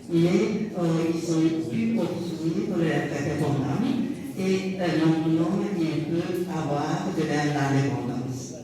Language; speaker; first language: French; non-native, learner; Japanese